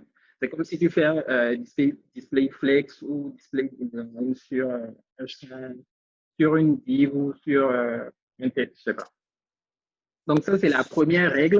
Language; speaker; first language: French; native; French